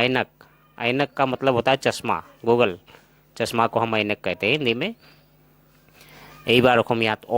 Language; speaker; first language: Hindi; non-native, local second language; Assamese